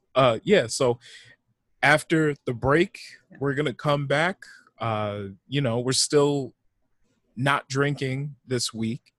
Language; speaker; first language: English; native; English